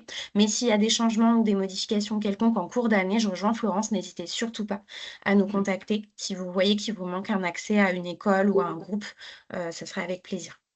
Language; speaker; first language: French; native; French